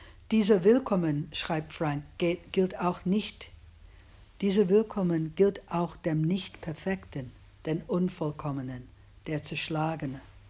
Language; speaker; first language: German; non-native, fluent; English